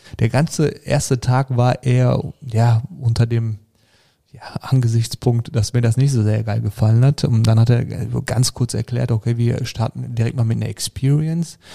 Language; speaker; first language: German; early bilingual, other home language; Turkish